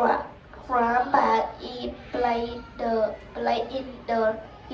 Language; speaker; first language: English; non-native, learner; Vietnamese